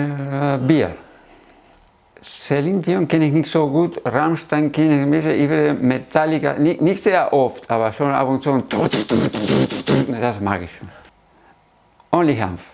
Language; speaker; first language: German; non-native, fluent; Spanish